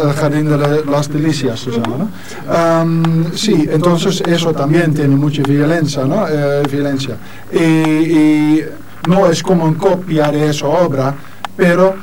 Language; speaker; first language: Spanish; non-native, learner; Dutch